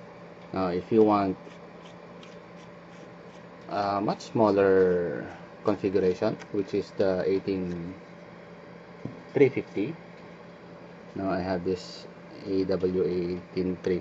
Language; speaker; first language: English; non-native, local second language; Filipino